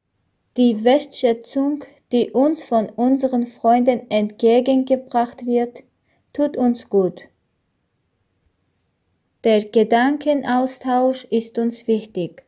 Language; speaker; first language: German; non-native, learner; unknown